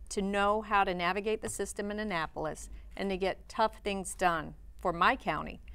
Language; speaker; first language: English; native; English